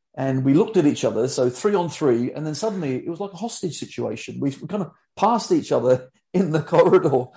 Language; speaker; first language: English; native; English